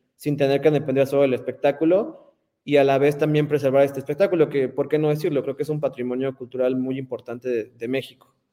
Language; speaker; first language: Spanish; native; Spanish